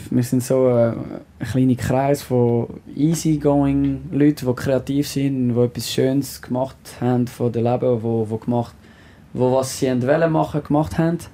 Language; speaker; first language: German; non-native, local second language; French